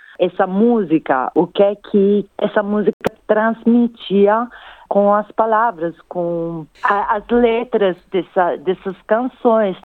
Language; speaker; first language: Portuguese; non-native, fluent; Italian